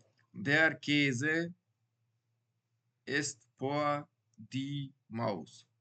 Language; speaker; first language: German; non-native, learner; Baluchi